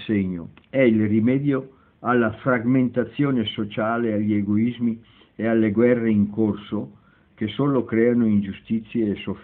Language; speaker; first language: Italian; native; Italian